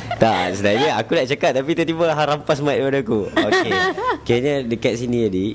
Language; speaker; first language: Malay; native; Malay